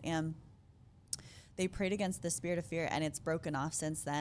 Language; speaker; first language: English; native; English